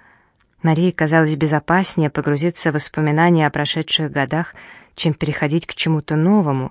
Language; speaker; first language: Russian; native; Russian